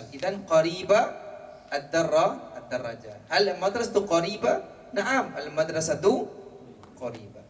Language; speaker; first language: Arabic; non-native, fluent; Malay